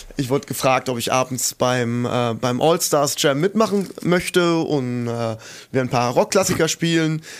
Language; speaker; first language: German; native; German